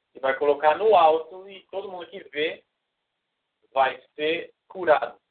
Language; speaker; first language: Portuguese; native; Portuguese